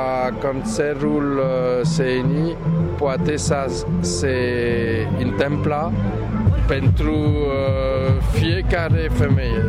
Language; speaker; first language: Romanian; non-native, learner; French